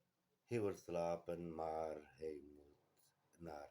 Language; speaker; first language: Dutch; non-native, learner; Kurdish